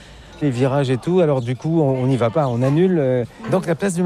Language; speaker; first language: French; native; French